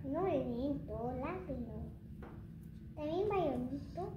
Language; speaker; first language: Spanish; early bilingual, heritage; English